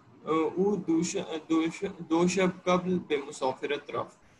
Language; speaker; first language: Persian; non-native, learner; Urdu